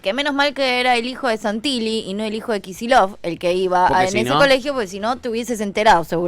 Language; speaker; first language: Spanish; native; Spanish